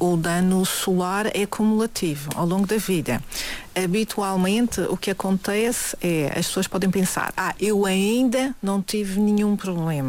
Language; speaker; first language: Portuguese; native; Portuguese